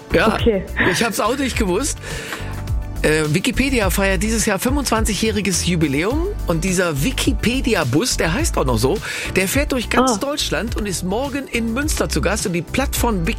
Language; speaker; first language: German; native; German